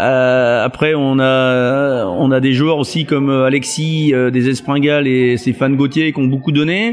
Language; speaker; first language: French; native; French